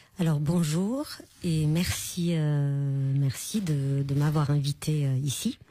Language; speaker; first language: French; non-native, fluent; Romanian